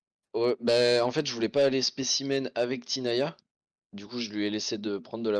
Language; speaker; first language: French; native; French